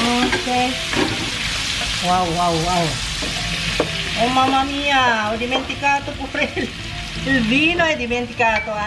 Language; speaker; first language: Italian; non-native, local second language; Filipino